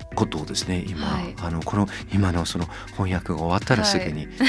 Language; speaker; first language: Japanese; non-native, fluent; English